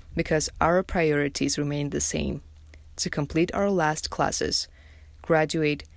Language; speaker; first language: English; non-native, fluent; Tajik